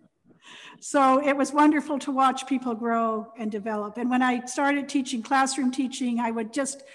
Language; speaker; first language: English; native; English